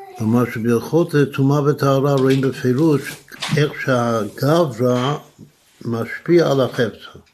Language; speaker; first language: Hebrew; non-native, fluent; English